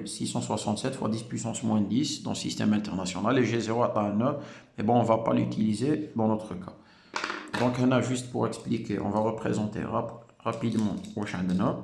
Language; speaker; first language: French; non-native, local second language; Arabic